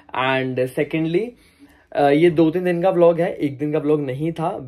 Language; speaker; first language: Hindi; non-native, local second language; Punjabi